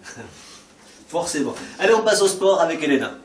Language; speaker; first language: French; native; French